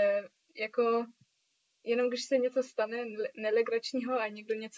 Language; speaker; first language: Czech; early bilingual, heritage; Czech